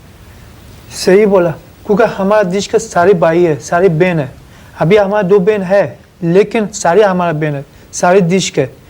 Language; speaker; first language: Hindi; non-native, learner; Persian